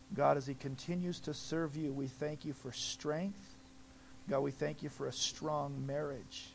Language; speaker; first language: English; native; English